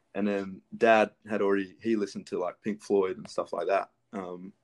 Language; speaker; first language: English; early bilingual, other home language; Greek